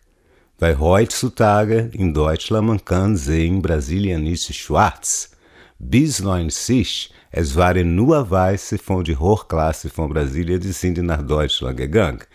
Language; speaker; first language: German; non-native, learner; Portuguese